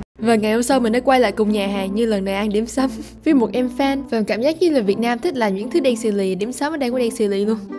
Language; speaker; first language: Vietnamese; early bilingual, heritage; Vietnamese